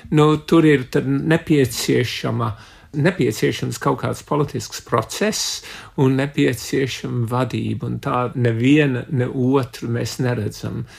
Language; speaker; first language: Latvian; early bilingual, heritage; Latvian